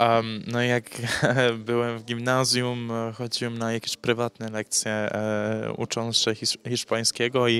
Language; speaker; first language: Polish; early bilingual, heritage; English